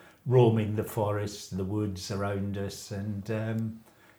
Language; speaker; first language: English; native; English